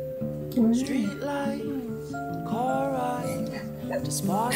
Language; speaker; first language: Korean; non-native, fluent; Cantonese